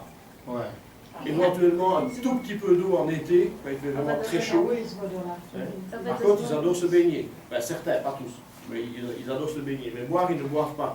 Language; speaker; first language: French; native; French